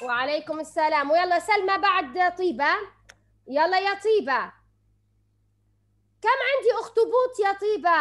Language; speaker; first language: Arabic; native; Arabic